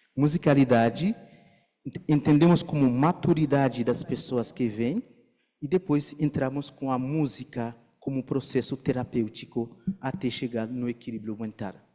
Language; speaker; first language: Portuguese; non-native, fluent; Haitian Creole